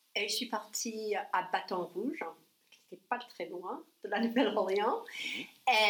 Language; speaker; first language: French; non-native, fluent; English